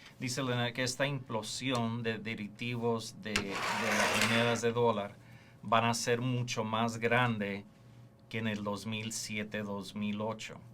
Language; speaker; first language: Spanish; early bilingual, heritage; Spanish